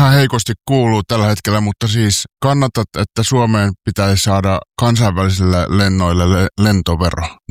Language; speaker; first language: Finnish; native; Finnish